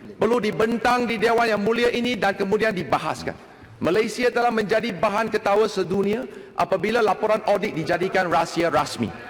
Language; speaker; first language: Malay; non-native, local second language; Chinese